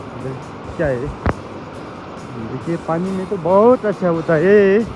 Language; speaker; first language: Hindi; non-native, local second language; Nepali